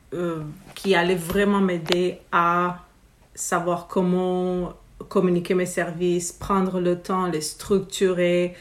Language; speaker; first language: French; non-native, fluent; Romanian